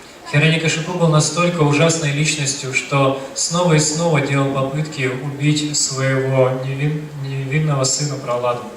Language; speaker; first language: Russian; native; Russian